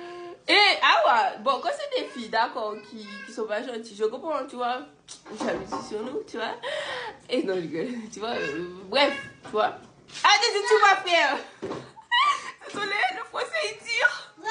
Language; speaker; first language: French; native; French